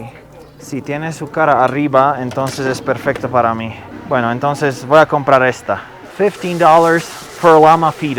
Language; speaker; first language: Spanish; non-native, learner; Slovak